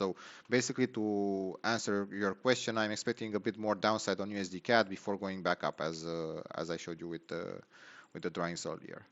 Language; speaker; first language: English; non-native, fluent; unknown